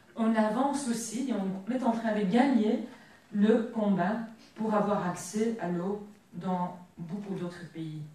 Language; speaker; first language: French; non-native, local second language; Dutch